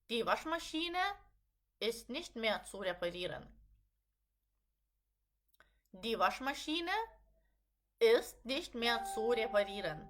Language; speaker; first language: German; non-native, fluent; Lithuanian